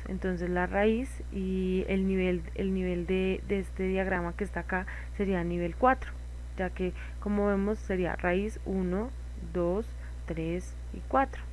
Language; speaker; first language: Spanish; native; Spanish